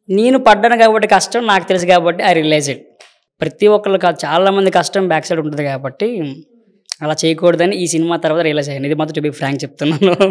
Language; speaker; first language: Telugu; native; Telugu